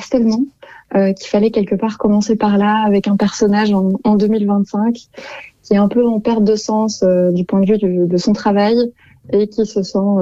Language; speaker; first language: French; native; French